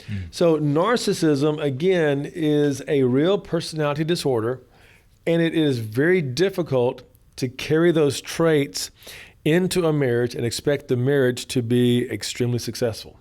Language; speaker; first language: English; native; English